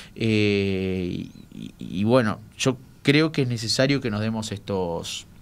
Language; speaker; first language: Spanish; native; Spanish